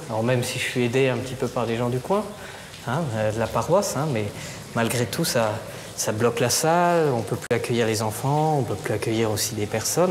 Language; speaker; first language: French; native; French